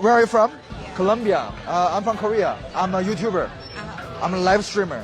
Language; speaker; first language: English; non-native, fluent; Korean